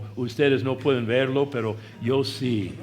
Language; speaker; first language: Spanish; non-native, fluent; English